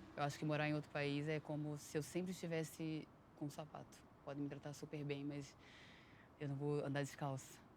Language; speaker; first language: Portuguese; native; Portuguese